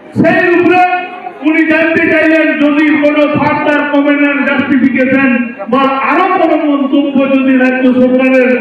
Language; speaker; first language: Bangla; native; Bangla